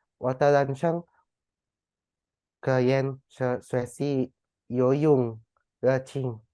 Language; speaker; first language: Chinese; non-native, learner; Indonesian